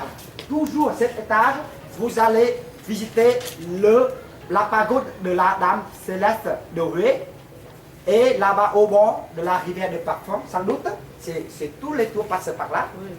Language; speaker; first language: French; non-native, fluent; Vietnamese